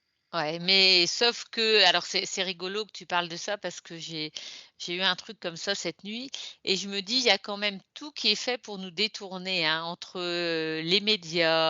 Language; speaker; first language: French; native; French